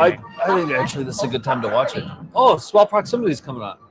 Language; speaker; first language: English; native; English